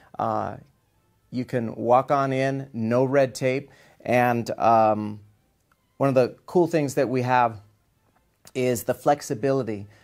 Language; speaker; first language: English; native; English